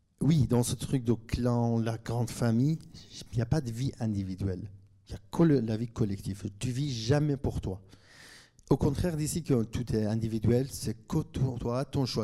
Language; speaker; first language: French; non-native, fluent; Kurdish